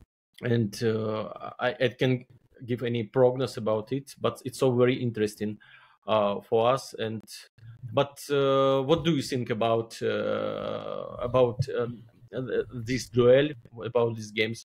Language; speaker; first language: English; non-native, learner; Belarusian